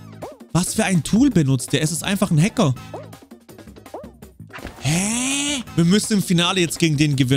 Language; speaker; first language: German; native; German